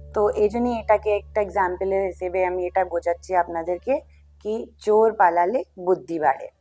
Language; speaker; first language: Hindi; non-native, local second language; Bangla